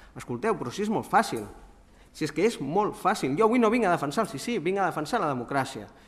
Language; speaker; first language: Catalan; native; Catalan